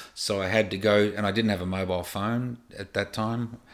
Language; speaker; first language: English; native; English